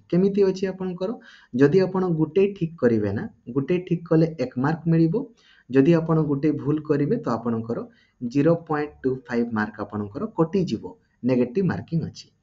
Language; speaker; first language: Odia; native; Odia